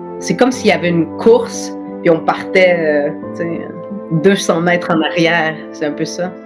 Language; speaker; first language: French; early bilingual, other home language; Spanish